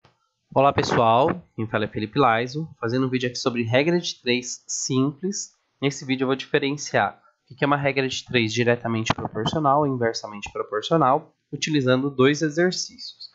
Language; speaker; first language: Portuguese; native; Portuguese